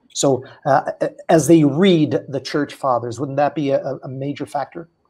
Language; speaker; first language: English; non-native, fluent; Portuguese